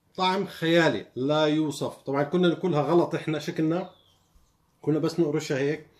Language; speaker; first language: Arabic; native; Arabic